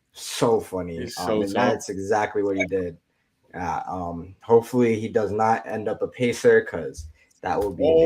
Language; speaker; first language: English; native; English